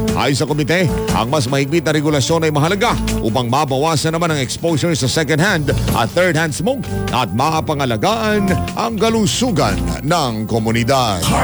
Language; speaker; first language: Filipino; non-native, local second language; Cebuano